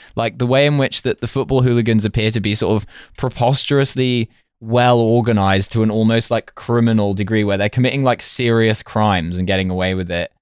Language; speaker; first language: English; native; English